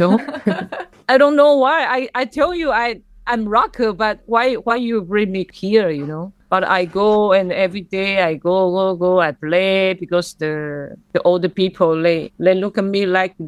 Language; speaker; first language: English; non-native, learner; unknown